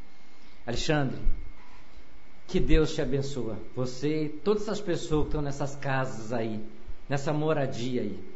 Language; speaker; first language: Portuguese; native; Portuguese